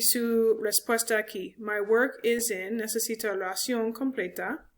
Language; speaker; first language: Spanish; non-native, learner; English